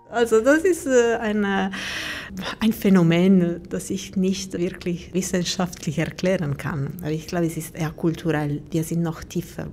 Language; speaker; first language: German; non-native, fluent; Italian